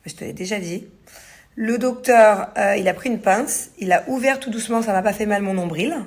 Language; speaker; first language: French; native; French